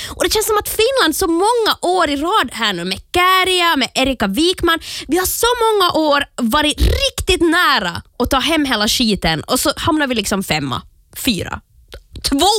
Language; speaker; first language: Swedish; native; Swedish